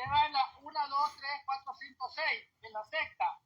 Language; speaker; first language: Spanish; native; Spanish